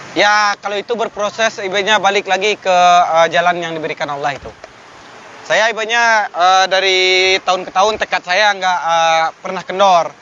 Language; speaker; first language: Indonesian; non-native, local second language; Minangkabau